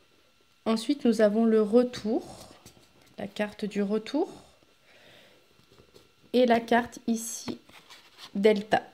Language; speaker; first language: French; native; French